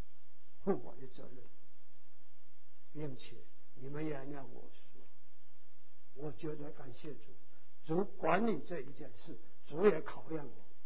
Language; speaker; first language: Chinese; native; Chinese